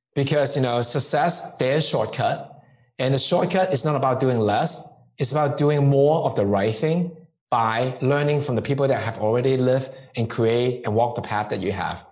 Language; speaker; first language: English; non-native, local second language; Cantonese